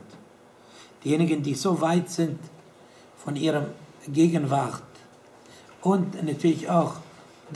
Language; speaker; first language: German; non-native, fluent; Arabic